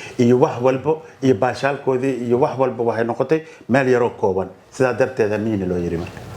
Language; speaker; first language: Somali; non-native, local second language; Swahili